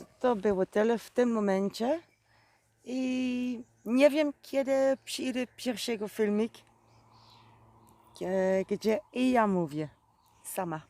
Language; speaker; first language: Polish; non-native, learner; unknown